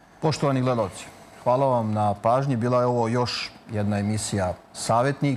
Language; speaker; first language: Serbian; native; Serbian